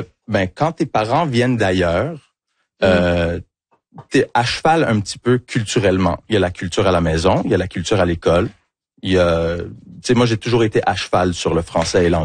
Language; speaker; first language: French; early bilingual, other home language; English